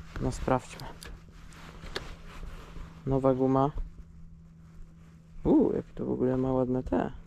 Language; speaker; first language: Polish; native; Polish